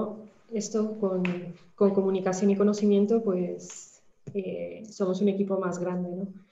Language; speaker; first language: Spanish; native; Spanish